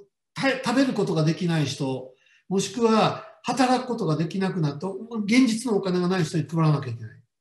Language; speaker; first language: Japanese; native; Japanese